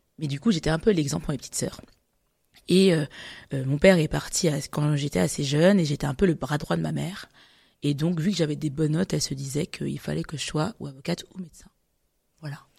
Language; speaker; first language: French; native; French